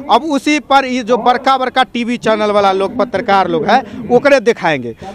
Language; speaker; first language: Hindi; native; Hindi